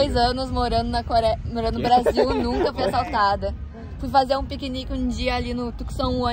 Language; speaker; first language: Portuguese; native; Portuguese